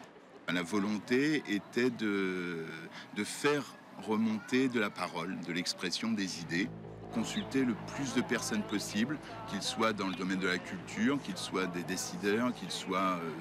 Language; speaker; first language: French; native; French